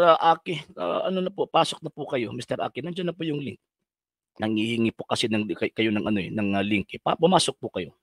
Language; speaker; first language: Filipino; non-native, local second language; Cebuano